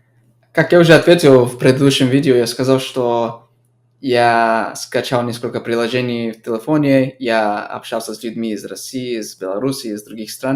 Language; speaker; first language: Russian; non-native, fluent; English